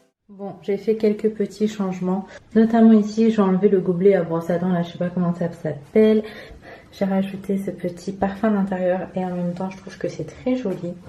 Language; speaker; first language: French; native; French